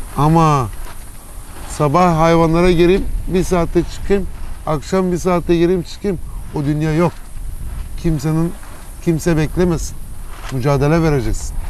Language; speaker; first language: Turkish; early bilingual, heritage; Turkish